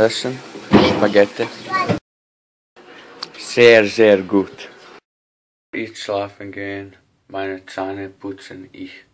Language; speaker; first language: German; non-native, learner; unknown